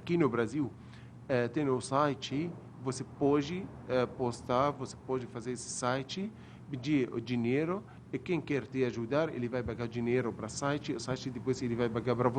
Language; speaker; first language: Portuguese; non-native, learner; Arabic